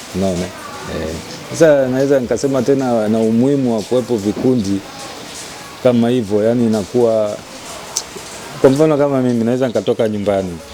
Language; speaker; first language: Swahili; native; Swahili